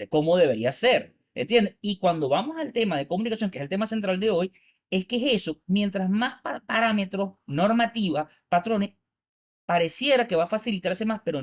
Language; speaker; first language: Spanish; native; Spanish